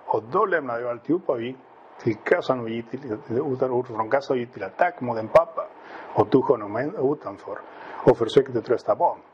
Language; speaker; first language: Swedish; non-native, fluent; Spanish